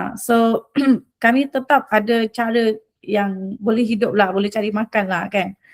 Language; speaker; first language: Malay; early bilingual, other home language; Rohingya